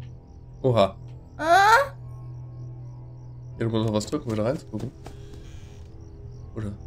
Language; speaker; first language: German; native; German